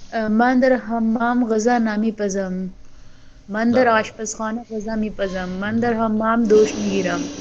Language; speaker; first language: Persian; non-native, learner; Urdu